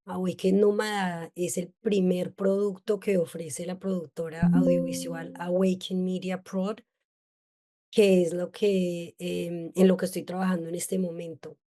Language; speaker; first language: Spanish; native; Spanish